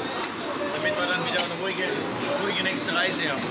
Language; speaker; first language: German; native; German